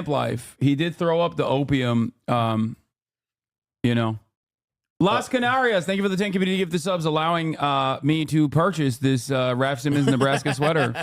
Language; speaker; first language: English; native; English